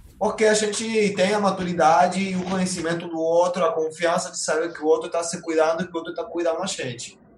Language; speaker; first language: Portuguese; non-native, fluent; Spanish